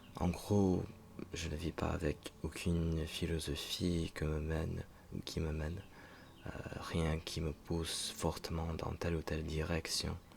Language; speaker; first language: French; non-native, fluent; English